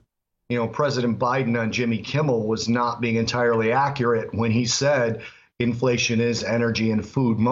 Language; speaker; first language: English; native; English